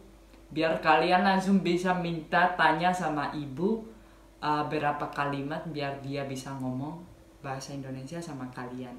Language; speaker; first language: Indonesian; non-native, fluent; Spanish